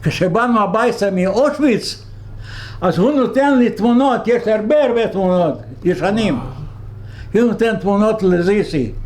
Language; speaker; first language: Hebrew; non-native, fluent; Yiddish